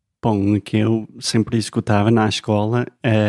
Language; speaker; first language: Portuguese; non-native, fluent; English